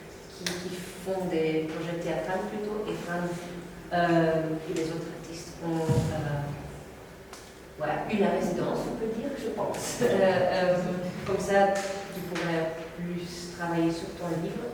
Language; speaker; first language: French; non-native, local second language; Dutch